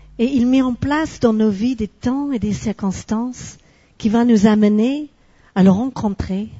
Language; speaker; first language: French; non-native, fluent; English